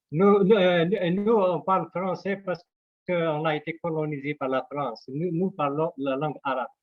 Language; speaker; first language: French; non-native, local second language; Arabic